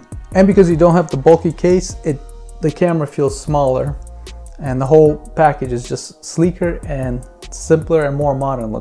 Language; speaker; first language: English; native; English